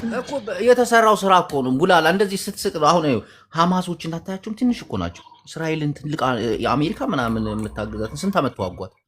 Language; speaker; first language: Amharic; non-native, local second language; Tigrinya